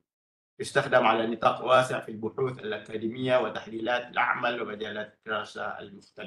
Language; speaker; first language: Arabic; non-native, fluent; Malay